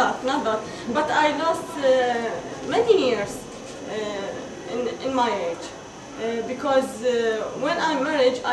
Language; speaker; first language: English; non-native, learner; Arabic